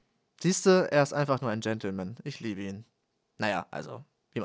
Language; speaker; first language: German; native; German